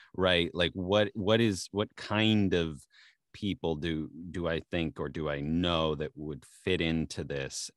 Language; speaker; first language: English; native; English